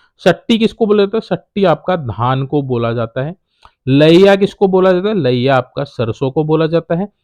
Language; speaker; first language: Hindi; native; Hindi